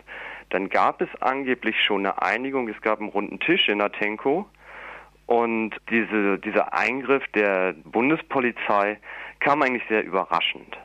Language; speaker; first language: German; native; German